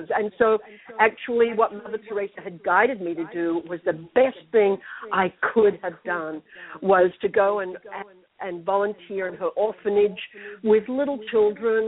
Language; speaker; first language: English; native; English